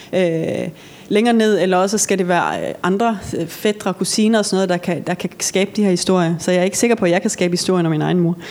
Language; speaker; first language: Danish; early bilingual, other home language; Norwegian